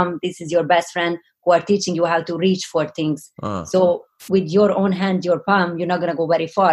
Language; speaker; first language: English; non-native, fluent; Hungarian